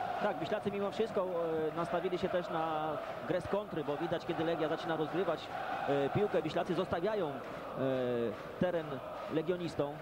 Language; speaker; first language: Polish; native; Polish